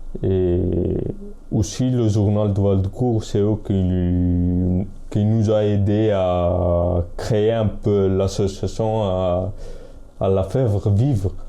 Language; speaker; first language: French; non-native, fluent; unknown